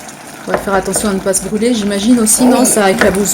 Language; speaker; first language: French; native; French